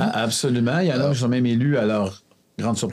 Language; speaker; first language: French; native; French